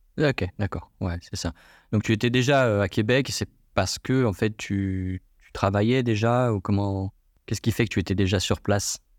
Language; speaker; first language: French; native; French